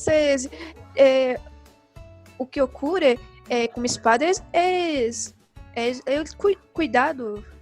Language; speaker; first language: Spanish; non-native, learner; Portuguese